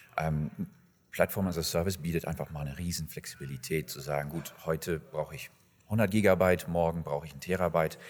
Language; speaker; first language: German; non-native, fluent; English